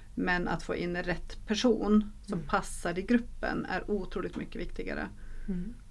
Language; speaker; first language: Swedish; non-native, fluent; Norwegian